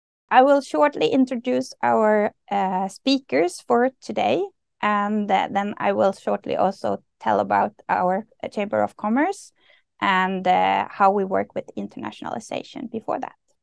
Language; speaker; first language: English; non-native, fluent; Swedish